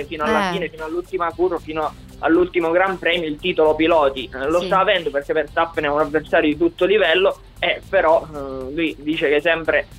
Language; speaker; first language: Italian; native; Italian